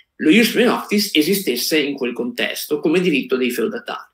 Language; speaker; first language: Italian; native; Italian